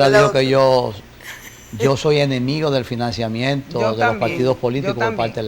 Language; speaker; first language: Spanish; native; Spanish